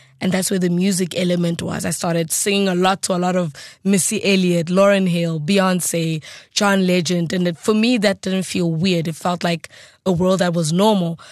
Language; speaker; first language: English; non-native, local second language; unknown